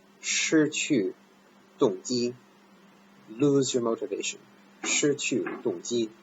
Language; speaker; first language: Chinese; non-native, fluent; English